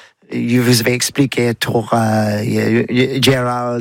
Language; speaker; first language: French; non-native, learner; English